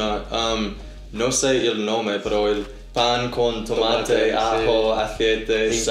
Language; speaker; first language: Spanish; non-native, learner; English